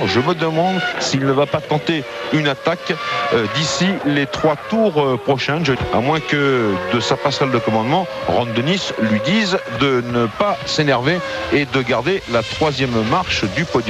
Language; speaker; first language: French; native; French